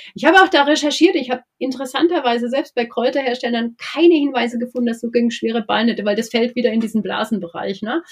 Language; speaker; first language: German; native; German